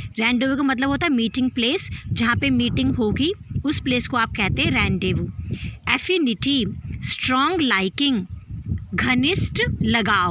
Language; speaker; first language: Hindi; native; Hindi